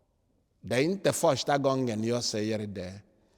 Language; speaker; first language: Swedish; non-native, fluent; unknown